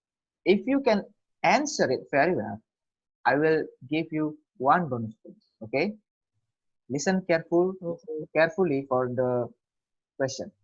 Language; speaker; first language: English; non-native, learner; Indonesian